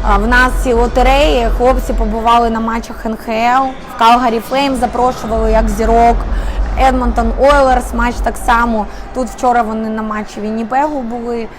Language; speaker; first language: Ukrainian; native; Ukrainian